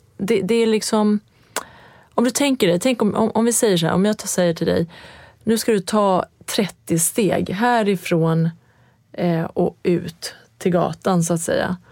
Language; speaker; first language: Swedish; early bilingual, other home language; Persian